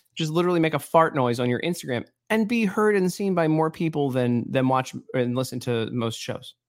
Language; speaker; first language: English; native; English